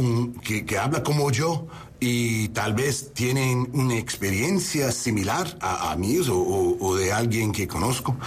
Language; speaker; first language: Spanish; non-native, learner; English